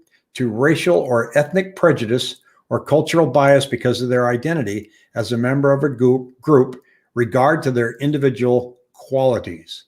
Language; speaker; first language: English; native; English